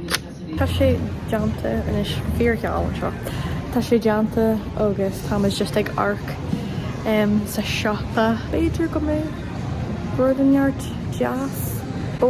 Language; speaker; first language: Irish; non-native, learner; English